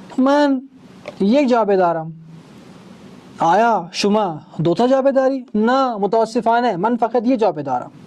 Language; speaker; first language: Persian; non-native, fluent; Urdu